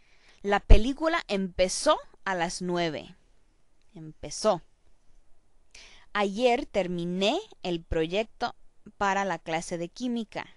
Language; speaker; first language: Spanish; non-native, learner; English